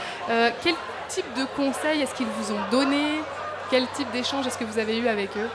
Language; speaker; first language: French; native; French